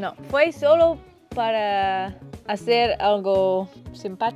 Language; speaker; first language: Spanish; non-native, learner; English